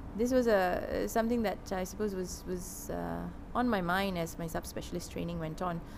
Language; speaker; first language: English; non-native, local second language; Tamil